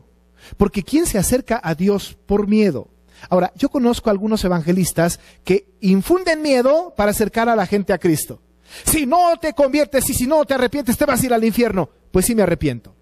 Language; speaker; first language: Spanish; native; Spanish